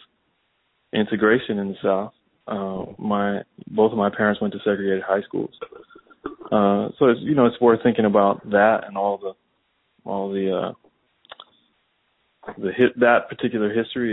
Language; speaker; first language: English; native; English